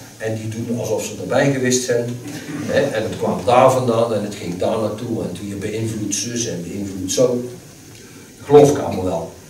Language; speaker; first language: Dutch; native; Dutch